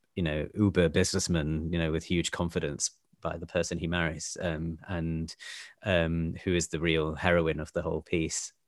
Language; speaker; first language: English; native; English